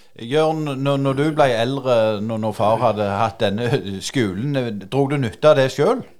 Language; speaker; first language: Norwegian; native; Norwegian